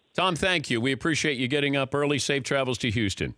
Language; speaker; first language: English; native; English